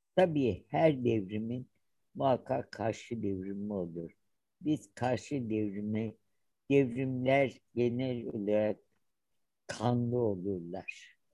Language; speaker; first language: Turkish; native; Turkish